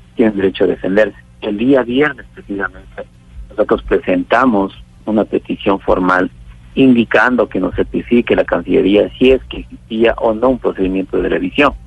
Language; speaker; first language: Spanish; native; Spanish